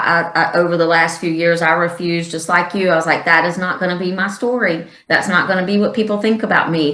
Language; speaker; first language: English; native; English